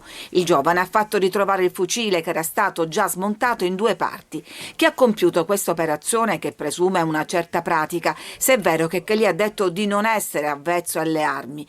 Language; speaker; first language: Italian; native; Italian